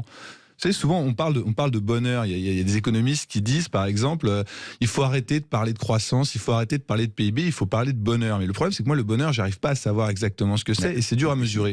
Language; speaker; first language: French; native; French